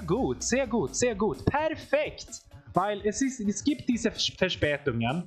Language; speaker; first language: German; non-native, fluent; Swedish